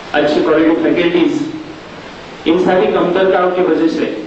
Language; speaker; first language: Hindi; non-native, local second language; Marathi